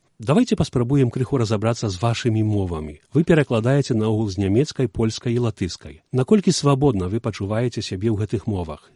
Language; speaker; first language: Belarusian; native; Belarusian